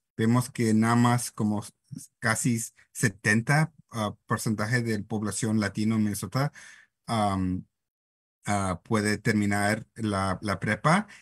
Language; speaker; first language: Spanish; non-native, fluent; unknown